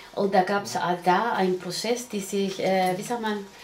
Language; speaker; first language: German; non-native, learner; Spanish